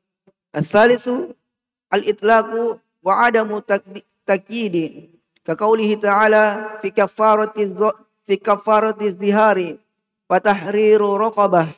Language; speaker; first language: Arabic; non-native, learner; Indonesian